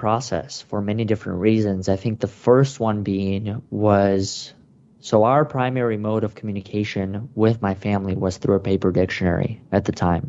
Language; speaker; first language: English; early bilingual, other home language; Russian